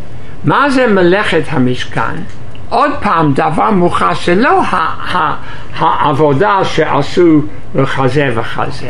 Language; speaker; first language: Hebrew; non-native, fluent; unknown